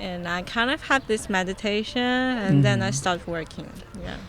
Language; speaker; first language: English; non-native, fluent; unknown